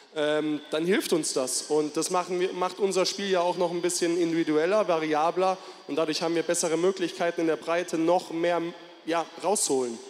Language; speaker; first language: German; native; German